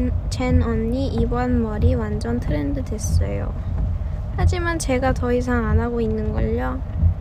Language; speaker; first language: Korean; early bilingual, heritage; Korean